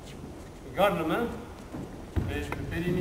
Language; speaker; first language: French; non-native, learner; Romanian